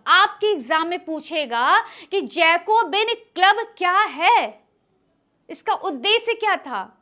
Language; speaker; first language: Hindi; native; Hindi